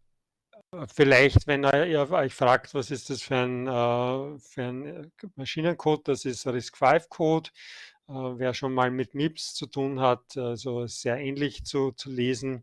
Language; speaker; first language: German; native; German